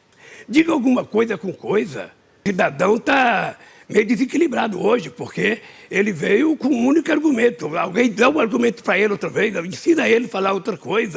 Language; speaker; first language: Portuguese; native; Portuguese